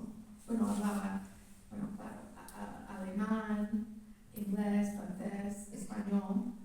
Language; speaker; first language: Spanish; early bilingual, heritage; English